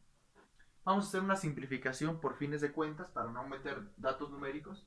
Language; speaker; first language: Spanish; native; Spanish